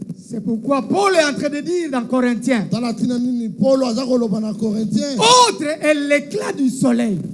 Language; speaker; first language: French; non-native, local second language; Lingala